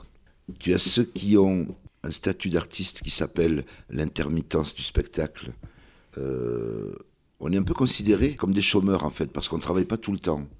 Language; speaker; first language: French; early bilingual, other home language; Kabyle